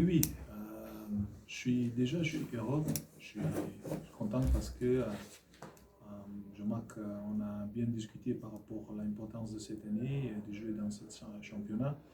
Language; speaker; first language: French; non-native, learner; Fijian